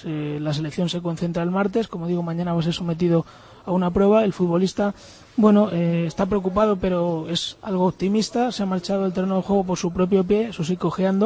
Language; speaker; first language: Spanish; native; Spanish